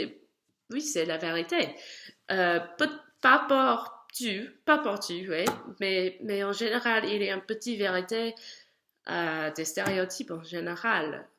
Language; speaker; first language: French; non-native, learner; English